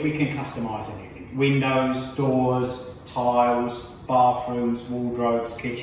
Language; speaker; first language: English; native; English